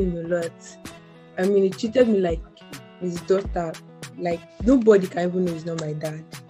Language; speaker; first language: English; non-native, local second language; Yoruba